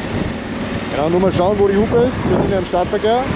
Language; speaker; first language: German; native; German